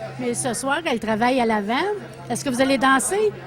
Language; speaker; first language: French; native; French